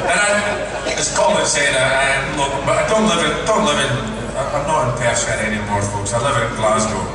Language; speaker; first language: English; native; English